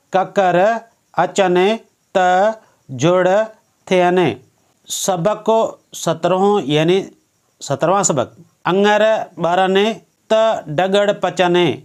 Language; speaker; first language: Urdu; non-native, local second language; Sindhi